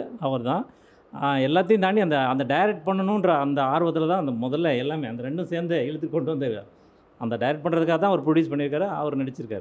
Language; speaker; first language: Tamil; native; Tamil